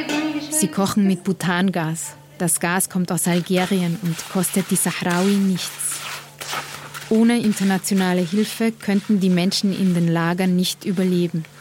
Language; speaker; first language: German; native; German